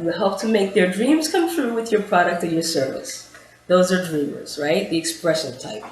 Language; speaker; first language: English; native; English